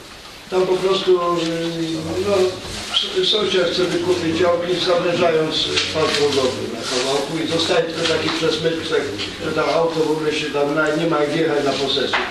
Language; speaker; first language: Polish; native; Polish